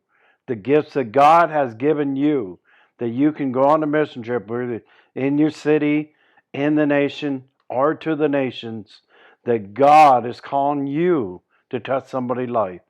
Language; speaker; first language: English; native; English